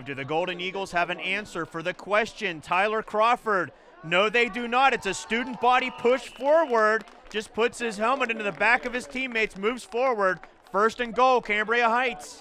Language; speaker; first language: English; native; English